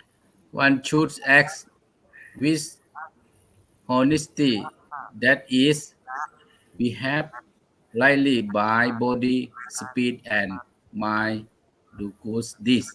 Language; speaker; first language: English; non-native, learner; Thai